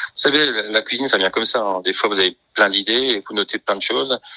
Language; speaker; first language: French; native; French